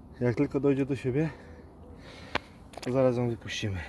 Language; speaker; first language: Polish; native; Polish